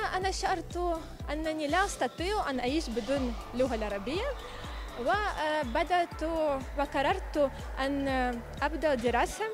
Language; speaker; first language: Arabic; non-native, fluent; Ukrainian